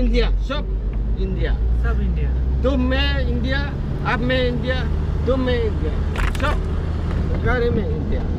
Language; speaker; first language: Hindi; non-native, learner; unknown